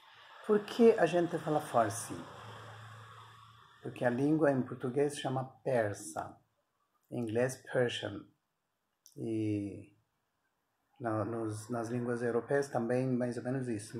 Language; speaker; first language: Portuguese; non-native, fluent; Persian